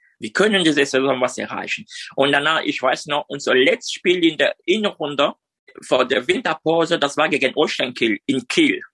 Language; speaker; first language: German; non-native, fluent; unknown